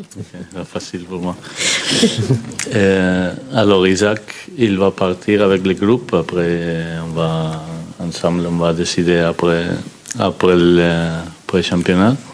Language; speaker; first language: French; non-native, fluent; Spanish